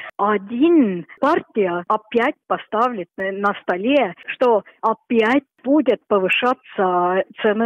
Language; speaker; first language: Russian; non-native, local second language; Estonian